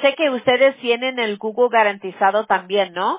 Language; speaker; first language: Spanish; early bilingual, heritage; Spanish